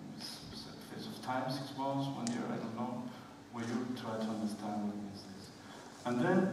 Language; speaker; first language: English; non-native, fluent; Spanish